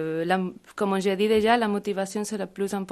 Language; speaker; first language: French; non-native, learner; Spanish